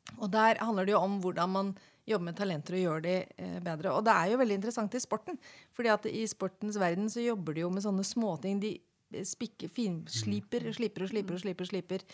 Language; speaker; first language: Norwegian; native; Norwegian